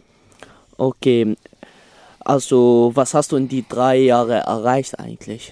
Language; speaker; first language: German; non-native, learner; Arabic